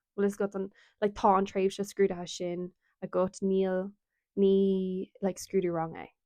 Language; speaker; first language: Irish; non-native, local second language; English